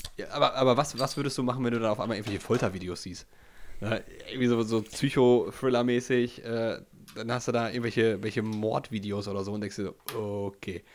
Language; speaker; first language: German; early bilingual, other home language; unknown